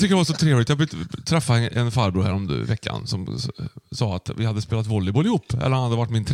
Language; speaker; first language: Swedish; native; Swedish